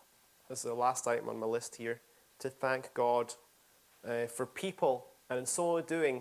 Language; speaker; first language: English; native; English